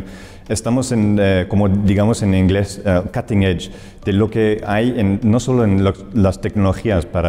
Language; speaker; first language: Spanish; non-native, fluent; English